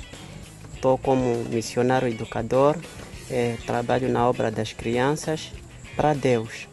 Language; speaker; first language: Portuguese; non-native, local second language; Makhuwa